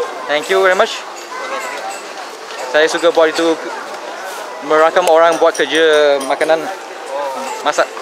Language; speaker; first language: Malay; non-native, local second language; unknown